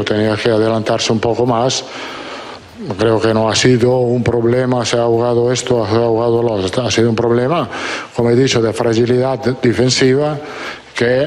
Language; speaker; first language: Spanish; non-native, fluent; Italian